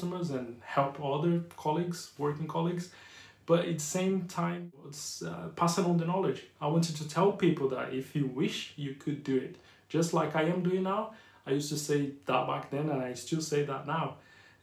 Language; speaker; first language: English; non-native, fluent; Portuguese